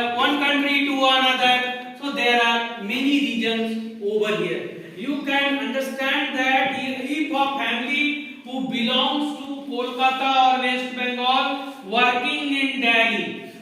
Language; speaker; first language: English; non-native, local second language; Hindi